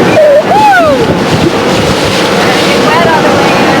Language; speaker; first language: English; native; English